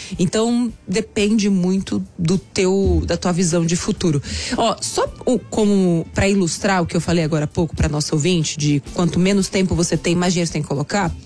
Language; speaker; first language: Portuguese; native; Portuguese